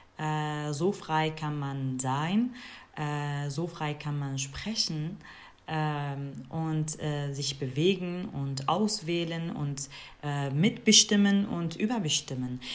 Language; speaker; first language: German; non-native, fluent; Kurdish